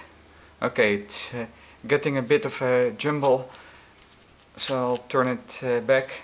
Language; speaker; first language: English; non-native, fluent; Dutch